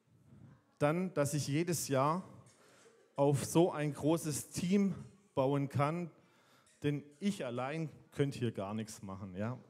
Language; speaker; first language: German; native; German